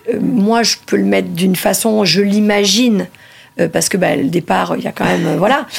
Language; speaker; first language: French; early bilingual, other home language; Italian